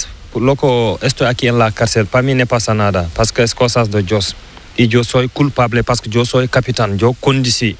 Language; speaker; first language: Spanish; non-native, learner; Fula